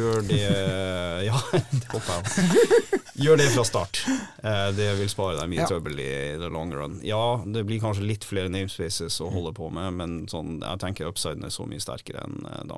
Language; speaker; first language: Norwegian; native; Norwegian